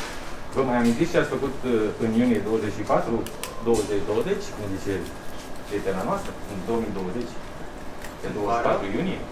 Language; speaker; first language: Romanian; native; Romanian